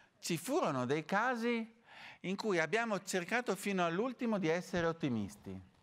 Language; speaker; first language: Italian; native; Italian